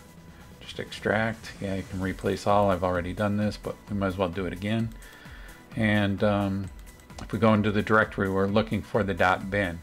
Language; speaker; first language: English; native; English